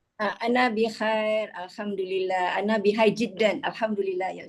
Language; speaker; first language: Arabic; non-native, learner; Malay